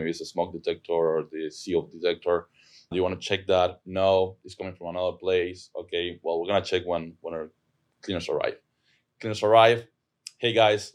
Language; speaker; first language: English; non-native, fluent; Spanish